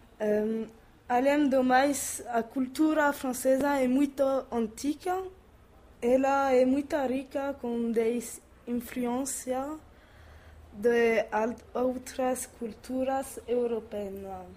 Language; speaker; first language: Portuguese; non-native, learner; French